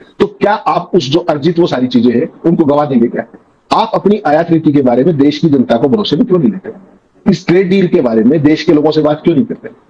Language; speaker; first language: Hindi; native; Hindi